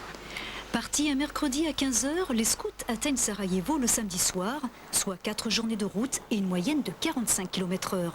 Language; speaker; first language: French; native; French